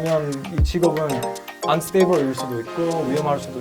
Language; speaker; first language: Korean; non-native, learner; Croatian